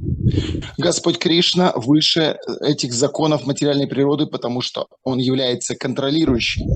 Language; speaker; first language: Russian; native; Russian